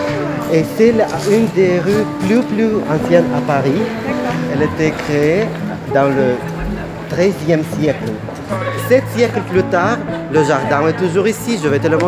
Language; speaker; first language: French; non-native, fluent; Russian